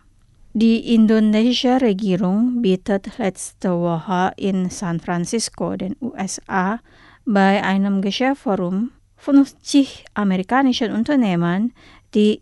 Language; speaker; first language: German; non-native, fluent; Indonesian